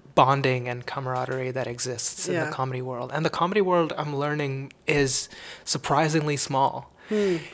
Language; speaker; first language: English; non-native, local second language; Tamil